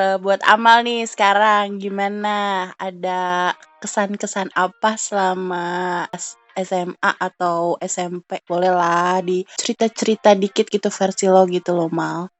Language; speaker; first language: Indonesian; native; Indonesian